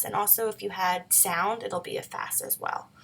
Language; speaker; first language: English; native; English